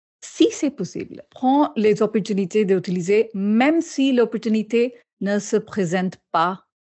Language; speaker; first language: French; non-native, learner; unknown